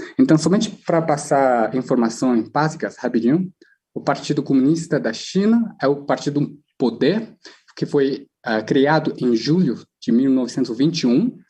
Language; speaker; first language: Portuguese; non-native, fluent; Chinese